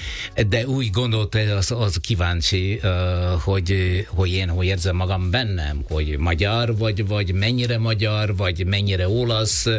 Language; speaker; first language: Hungarian; non-native, learner; Italian